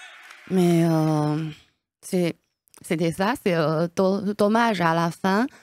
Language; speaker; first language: French; non-native, learner; Chinese